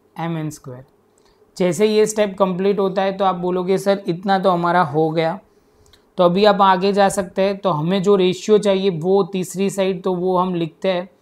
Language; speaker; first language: Hindi; non-native, local second language; Gujarati